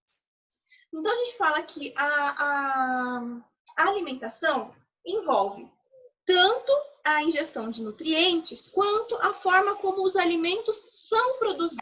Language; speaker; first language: Portuguese; native; Portuguese